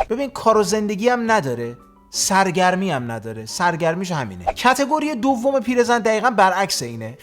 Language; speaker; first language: Persian; early bilingual, heritage; Persian